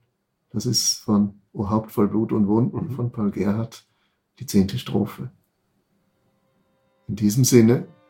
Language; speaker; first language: German; native; German